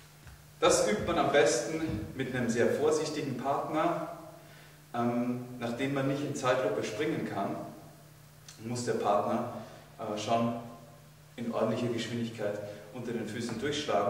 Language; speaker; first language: German; native; German